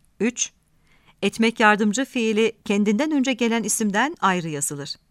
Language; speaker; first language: Turkish; native; Turkish